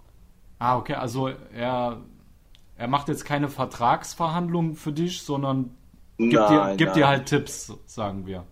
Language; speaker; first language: German; native; German